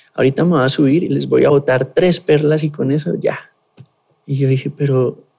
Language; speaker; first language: Spanish; native; Spanish